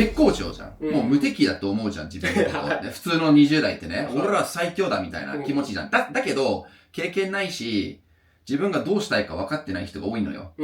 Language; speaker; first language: Japanese; non-native, fluent; English